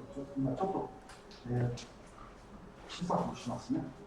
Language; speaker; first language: Japanese; early bilingual, heritage; Portuguese